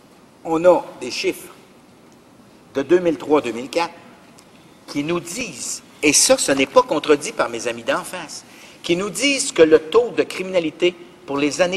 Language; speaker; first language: French; native; French